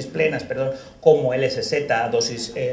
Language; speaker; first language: Spanish; native; Spanish